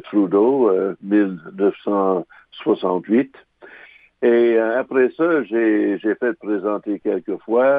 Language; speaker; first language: French; non-native, local second language; English